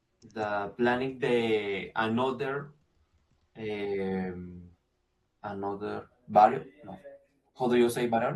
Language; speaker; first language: English; non-native, learner; Spanish